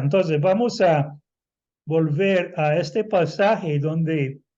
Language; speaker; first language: Spanish; non-native, fluent; English